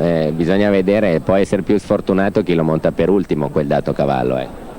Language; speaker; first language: Italian; native; Italian